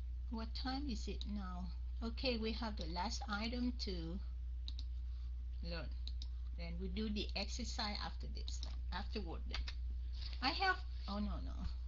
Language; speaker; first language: English; non-native, fluent; Vietnamese